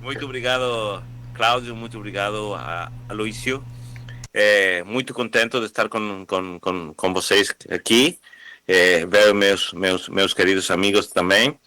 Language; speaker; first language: Portuguese; non-native, learner; Spanish